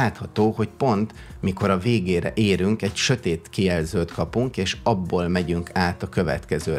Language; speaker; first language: Hungarian; native; Hungarian